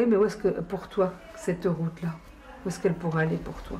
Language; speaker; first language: French; native; French